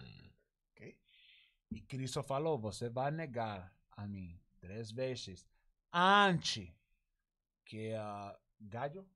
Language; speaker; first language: Portuguese; non-native, learner; Spanish